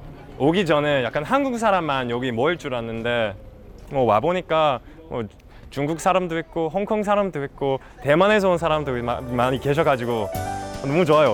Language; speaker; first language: Korean; non-native, fluent; English